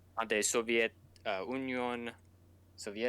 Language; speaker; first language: Spanish; non-native, learner; English